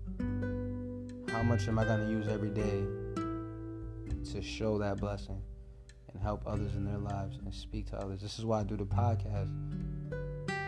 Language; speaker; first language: English; native; English